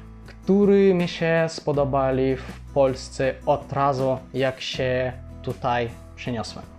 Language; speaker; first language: Polish; non-native, fluent; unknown